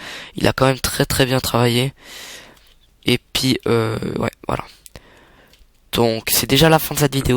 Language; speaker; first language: French; native; French